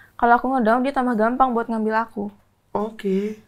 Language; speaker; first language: Indonesian; native; Indonesian